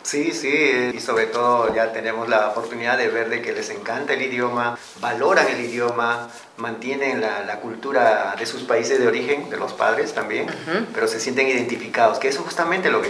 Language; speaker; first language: Spanish; native; Spanish